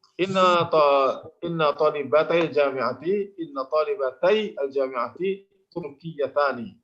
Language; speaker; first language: Arabic; non-native, learner; Indonesian